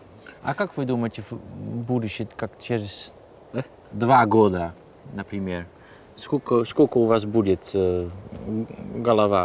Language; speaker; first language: Russian; non-native, learner; Dutch